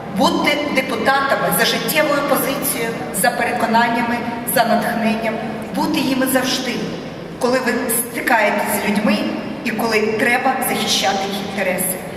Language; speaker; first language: Ukrainian; non-native, local second language; Russian